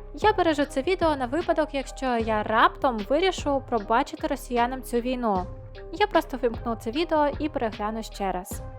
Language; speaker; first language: Ukrainian; non-native, local second language; Russian